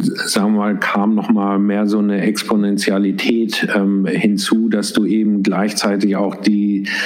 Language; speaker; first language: German; native; German